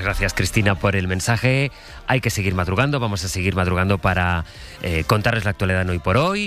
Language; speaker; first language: Spanish; native; Spanish